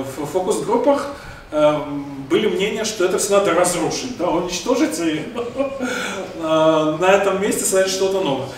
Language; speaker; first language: Russian; native; Russian